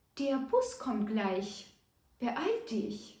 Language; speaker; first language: German; non-native, fluent; Ukrainian